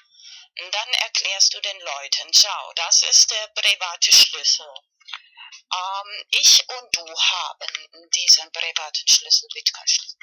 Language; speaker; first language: German; non-native, fluent; Spanish